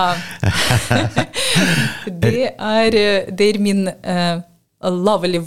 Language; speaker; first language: Norwegian; non-native, learner; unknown